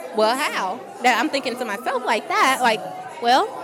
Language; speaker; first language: English; native; English